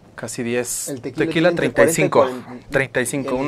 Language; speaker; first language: Spanish; native; Spanish